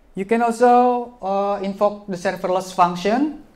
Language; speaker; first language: English; non-native, fluent; Indonesian